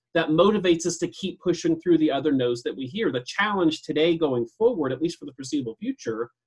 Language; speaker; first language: English; native; English